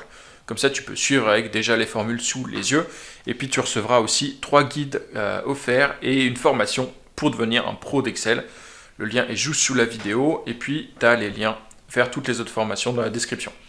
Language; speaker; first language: French; native; French